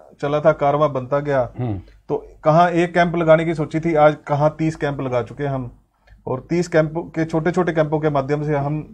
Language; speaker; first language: Hindi; native; Hindi